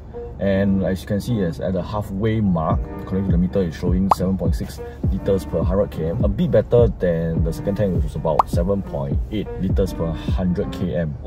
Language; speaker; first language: English; native; English